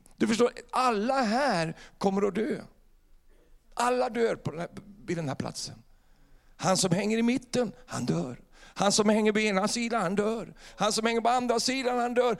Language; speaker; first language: Swedish; native; Swedish